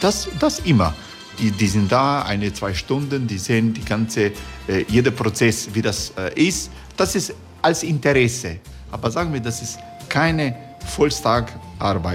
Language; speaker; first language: German; non-native, learner; Croatian